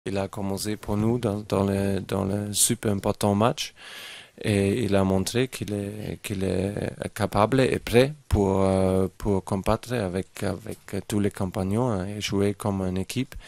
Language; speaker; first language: French; non-native, fluent; German